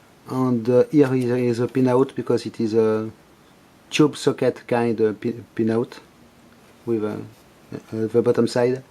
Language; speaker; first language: English; non-native, fluent; French